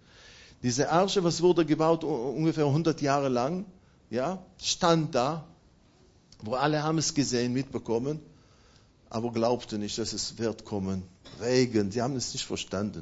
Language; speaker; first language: German; non-native, fluent; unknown